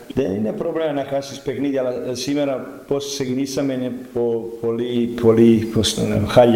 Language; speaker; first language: Greek; non-native, learner; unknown